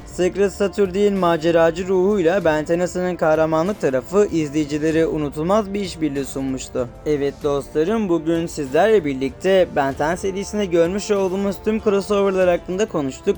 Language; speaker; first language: Turkish; native; Turkish